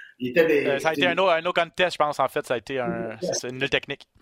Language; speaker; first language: French; native; French